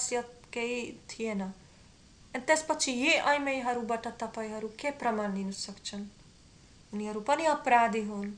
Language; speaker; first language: Nepali; non-native, learner; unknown